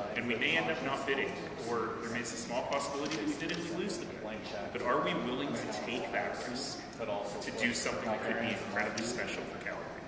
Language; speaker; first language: English; native; English